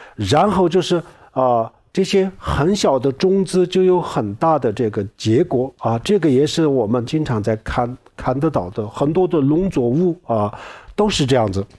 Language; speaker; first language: Chinese; non-native, local second language; Tibetan